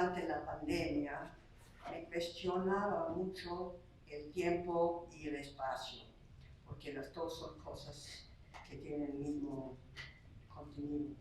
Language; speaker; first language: Spanish; non-native, fluent; Slovak